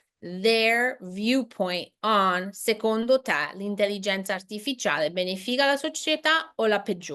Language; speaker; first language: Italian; non-native, fluent; English